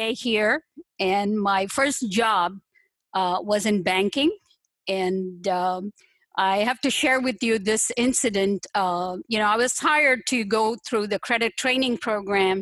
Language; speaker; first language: English; non-native, local second language; Tamil